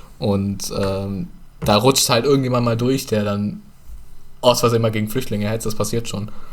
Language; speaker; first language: German; early bilingual, other home language; Turkish